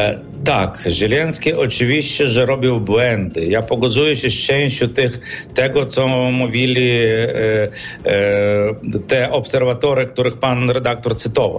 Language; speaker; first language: Polish; non-native, fluent; Ukrainian